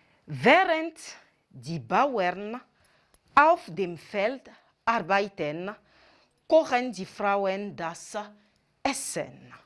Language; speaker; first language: German; non-native, fluent; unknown